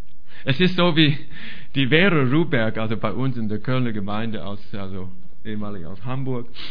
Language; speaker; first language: German; non-native, fluent; English